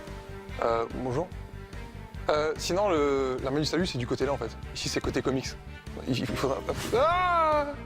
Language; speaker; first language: French; native; French